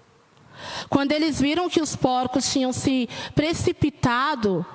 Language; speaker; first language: Portuguese; native; Portuguese